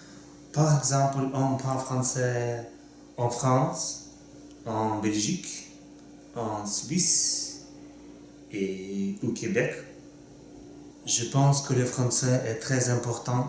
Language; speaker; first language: French; non-native, learner; Russian